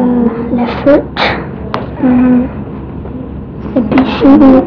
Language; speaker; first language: French; non-native, learner; English